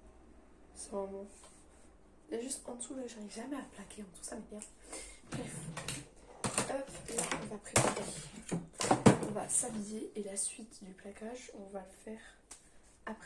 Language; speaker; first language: French; native; French